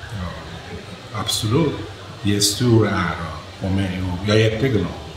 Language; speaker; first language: Swedish; non-native, learner; Persian